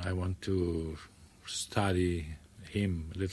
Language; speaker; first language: English; non-native, fluent; Italian